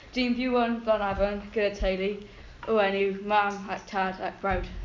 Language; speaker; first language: Welsh; non-native, learner; English